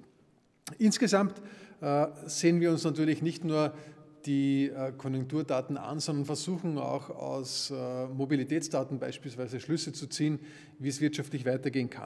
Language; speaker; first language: German; native; German